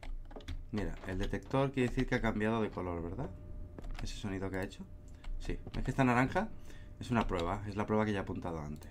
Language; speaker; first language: Spanish; native; Spanish